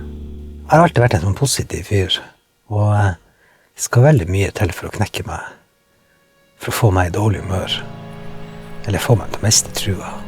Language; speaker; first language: Norwegian; native; Norwegian